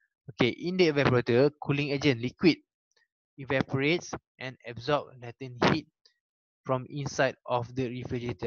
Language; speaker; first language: English; non-native, local second language; Malay